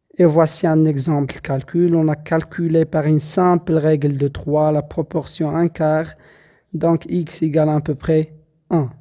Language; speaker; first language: French; non-native, local second language; Arabic